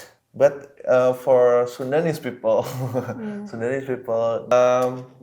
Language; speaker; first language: English; non-native, local second language; Indonesian